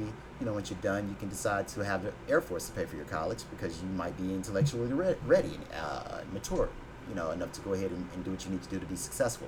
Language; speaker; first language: English; native; English